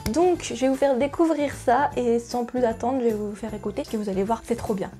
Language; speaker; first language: French; native; French